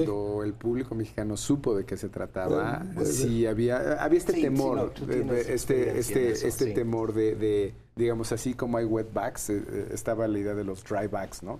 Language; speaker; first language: Spanish; native; Spanish